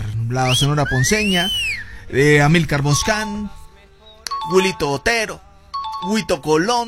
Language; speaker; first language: Spanish; native; Spanish